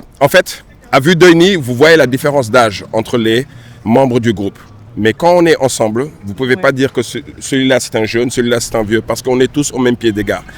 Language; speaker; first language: French; non-native, local second language; Wolof